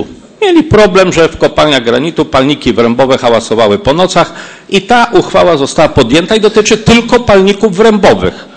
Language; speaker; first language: Polish; native; Polish